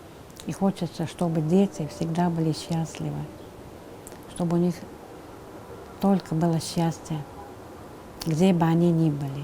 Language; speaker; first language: Russian; non-native, fluent; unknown